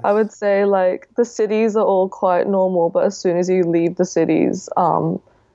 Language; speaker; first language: English; native; English